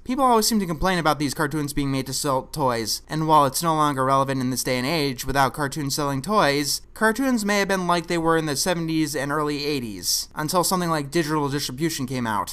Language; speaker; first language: English; native; English